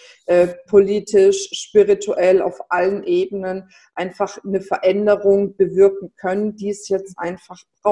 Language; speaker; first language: German; native; German